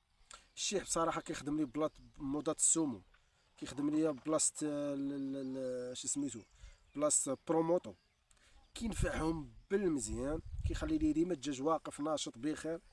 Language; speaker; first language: Arabic; native; Arabic